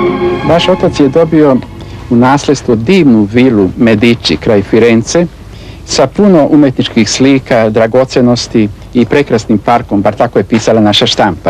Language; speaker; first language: Bosnian; native; Bosnian